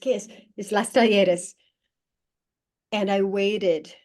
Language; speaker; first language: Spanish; non-native, learner; English